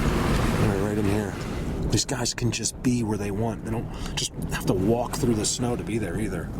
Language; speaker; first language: English; native; English